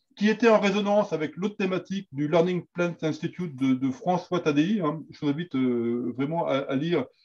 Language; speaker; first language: French; native; French